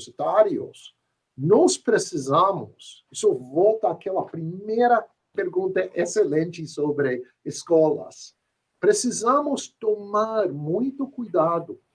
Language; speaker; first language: Portuguese; non-native, fluent; English